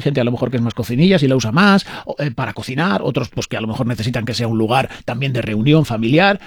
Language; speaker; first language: Spanish; native; Spanish